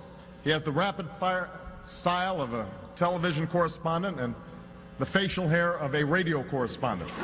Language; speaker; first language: English; native; English